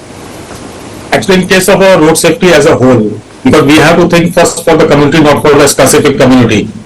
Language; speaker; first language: English; non-native, local second language; Hindi